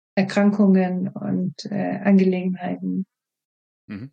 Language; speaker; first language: German; non-native, fluent; Swedish